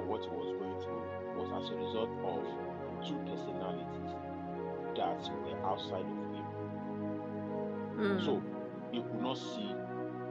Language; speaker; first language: English; non-native, local second language; Yoruba